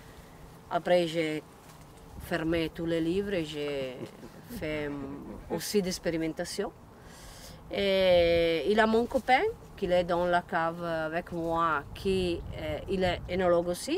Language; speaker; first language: French; non-native, learner; Italian